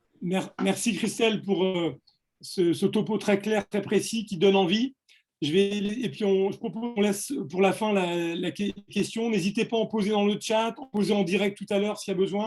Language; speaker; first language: French; native; French